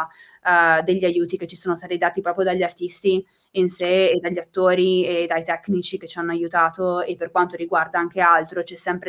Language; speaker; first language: Italian; native; Italian